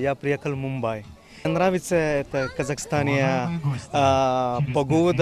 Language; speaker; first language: Russian; non-native, learner; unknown